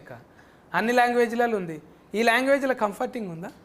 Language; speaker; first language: Telugu; native; Telugu